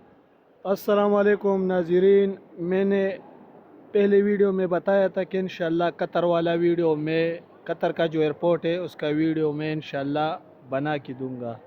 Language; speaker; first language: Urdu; non-native, local second language; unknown